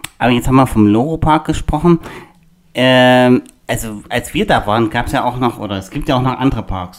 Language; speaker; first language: German; native; German